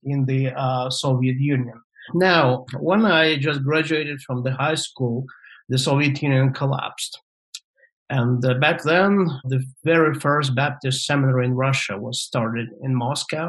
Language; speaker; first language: English; non-native, fluent; Russian